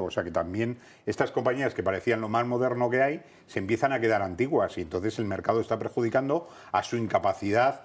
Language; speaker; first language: Spanish; native; Spanish